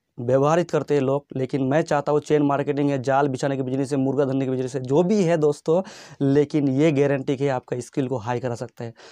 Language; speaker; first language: Hindi; non-native, local second language; Bangla